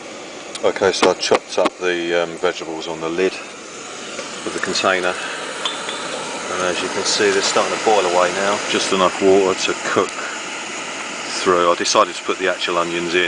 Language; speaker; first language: English; native; English